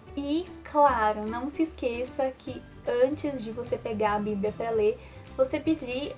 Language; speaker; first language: Portuguese; native; Portuguese